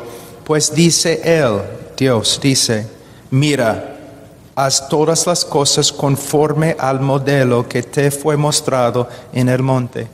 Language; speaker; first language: Spanish; non-native, fluent; English